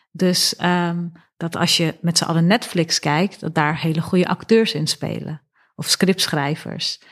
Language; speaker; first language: Dutch; early bilingual, other home language; Persian